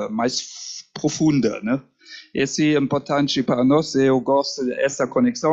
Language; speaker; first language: Portuguese; non-native, learner; German